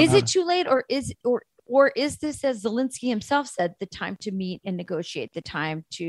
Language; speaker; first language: English; native; English